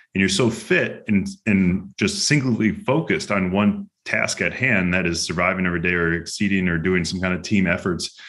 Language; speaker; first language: English; native; English